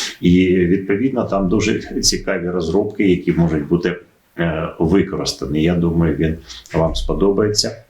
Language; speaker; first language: Ukrainian; native; Ukrainian